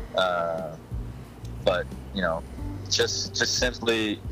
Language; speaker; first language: English; native; English